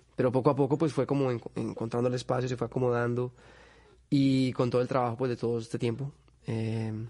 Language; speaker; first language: Spanish; native; Spanish